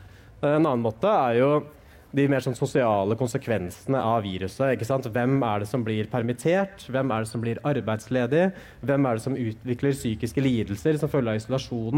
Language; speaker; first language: Norwegian; native; Norwegian